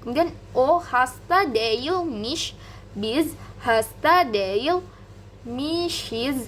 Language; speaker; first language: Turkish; non-native, learner; Indonesian